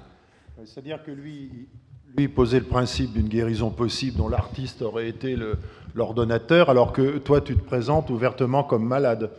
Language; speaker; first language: French; native; French